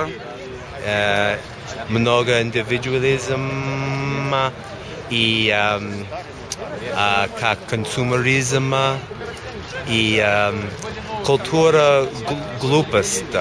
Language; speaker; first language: Russian; non-native, learner; English